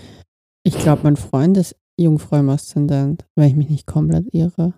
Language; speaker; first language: German; native; German